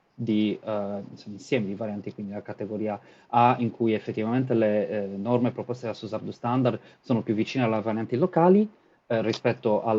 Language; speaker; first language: Italian; native; Italian